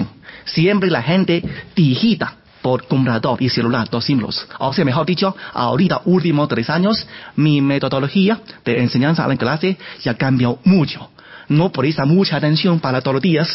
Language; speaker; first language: Spanish; non-native, learner; Chinese